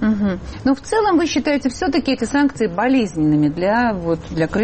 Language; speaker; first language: Russian; native; Russian